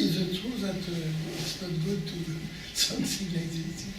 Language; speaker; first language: English; non-native, learner; French